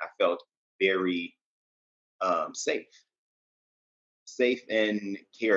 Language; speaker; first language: English; native; English